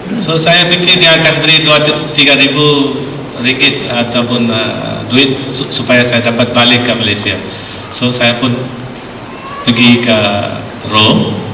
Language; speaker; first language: Malay; non-native, local second language; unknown